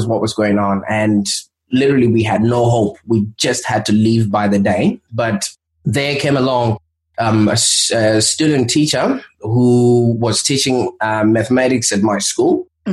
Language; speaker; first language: English; non-native, local second language; Shona